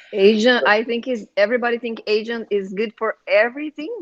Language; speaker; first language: English; non-native, learner; Portuguese